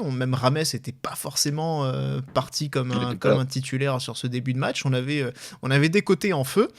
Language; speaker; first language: French; native; French